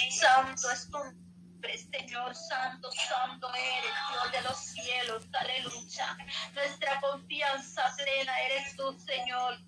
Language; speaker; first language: Spanish; native; Spanish